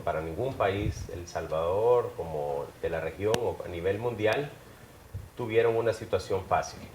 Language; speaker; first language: Spanish; native; Spanish